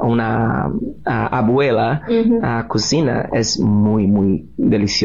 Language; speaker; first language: Spanish; non-native, learner; Portuguese